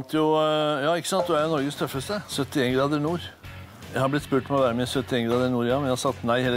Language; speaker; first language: Norwegian; native; Norwegian